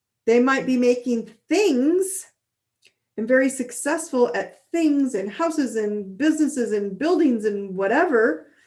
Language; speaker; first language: English; native; English